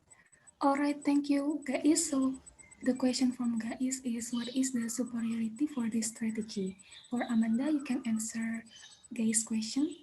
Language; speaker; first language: English; non-native, learner; Indonesian